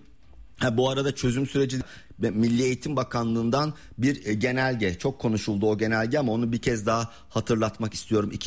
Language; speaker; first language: Turkish; native; Turkish